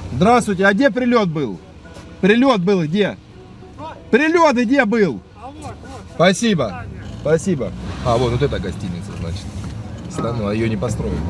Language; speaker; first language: Russian; native; Russian